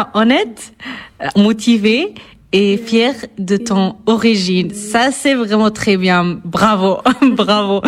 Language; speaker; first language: French; non-native, fluent; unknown